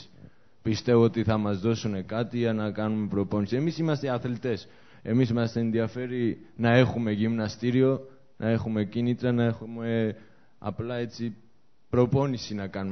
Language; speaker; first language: Greek; non-native, fluent; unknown